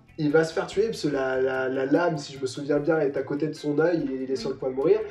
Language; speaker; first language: French; native; French